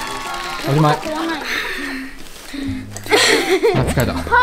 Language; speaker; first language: Japanese; native; Japanese